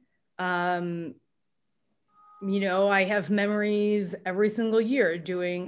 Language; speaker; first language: English; native; English